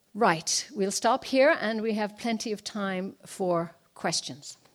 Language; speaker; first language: English; native; English